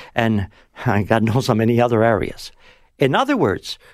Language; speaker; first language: English; native; English